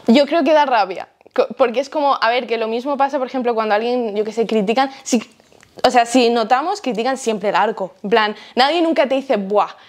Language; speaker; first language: Spanish; early bilingual, heritage; Spanish